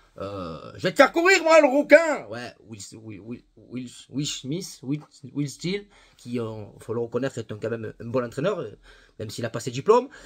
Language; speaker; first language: French; native; French